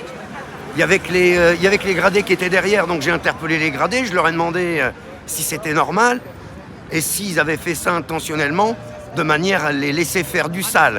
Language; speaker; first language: French; native; French